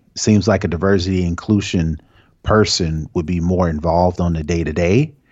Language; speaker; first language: English; native; English